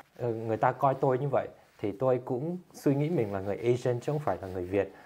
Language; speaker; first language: Vietnamese; early bilingual, heritage; Vietnamese